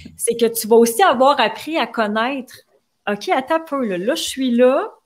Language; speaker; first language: French; native; French